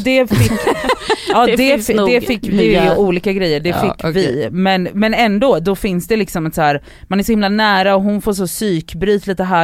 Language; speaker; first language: Swedish; native; Swedish